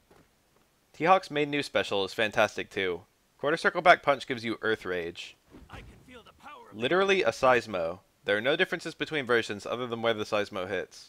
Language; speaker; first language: English; native; English